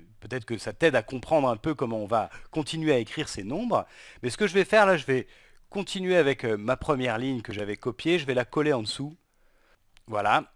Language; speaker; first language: French; native; French